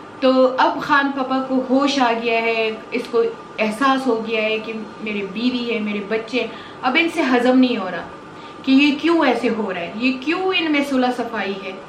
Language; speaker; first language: Urdu; non-native, local second language; Pashto